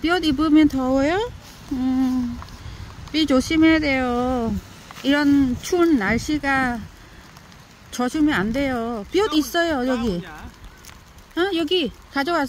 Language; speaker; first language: Korean; non-native, learner; Vietnamese